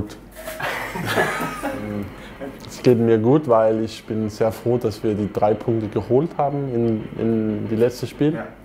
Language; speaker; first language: German; non-native, fluent; Danish